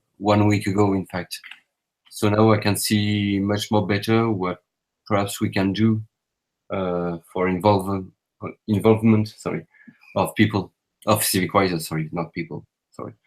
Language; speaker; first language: English; non-native, learner; French